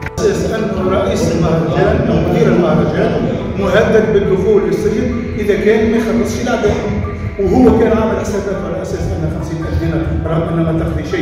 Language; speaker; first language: Arabic; native; Arabic